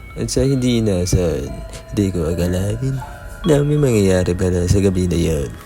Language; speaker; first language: Filipino; native; Filipino